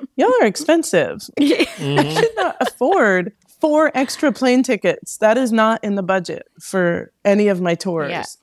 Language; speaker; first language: English; native; English